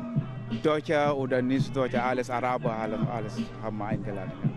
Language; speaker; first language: German; non-native, learner; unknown